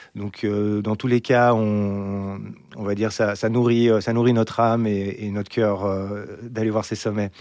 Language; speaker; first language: French; native; French